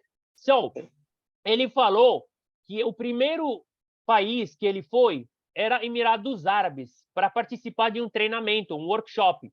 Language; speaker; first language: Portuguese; non-native, fluent; Arabic